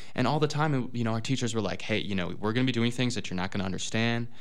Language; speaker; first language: English; native; English